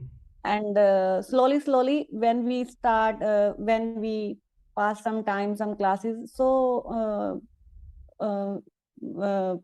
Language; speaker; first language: English; non-native, learner; Punjabi